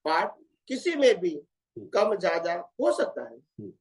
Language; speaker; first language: Hindi; non-native, local second language; Gujarati